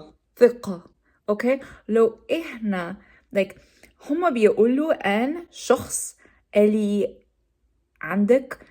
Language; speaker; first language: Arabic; non-native, learner; English